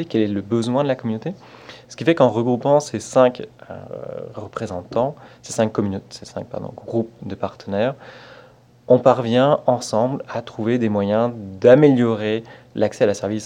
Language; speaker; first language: French; native; French